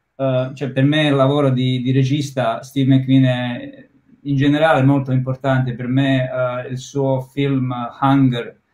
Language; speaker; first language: Italian; non-native, fluent; Croatian